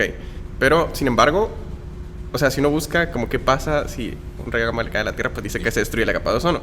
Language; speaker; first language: Spanish; native; Spanish